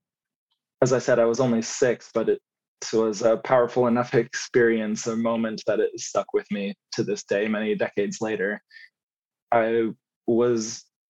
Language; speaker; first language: English; native; English